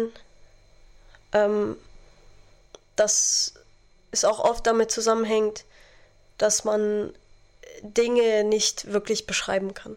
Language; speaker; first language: German; non-native, fluent; Arabic